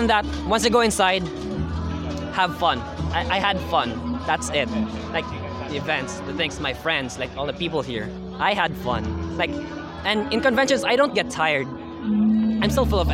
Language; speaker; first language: English; non-native, local second language; Cebuano